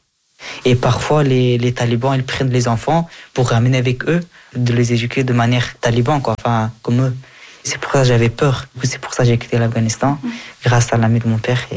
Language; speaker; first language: French; early bilingual, other home language; Persian